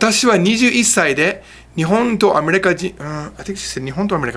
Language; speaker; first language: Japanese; non-native, fluent; English